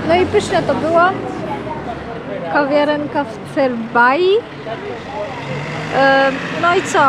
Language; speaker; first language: Polish; native; Polish